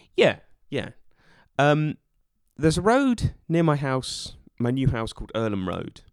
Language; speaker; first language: English; native; English